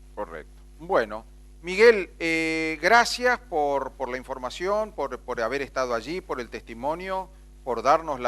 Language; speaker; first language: Spanish; native; Spanish